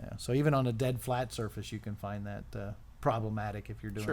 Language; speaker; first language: English; native; English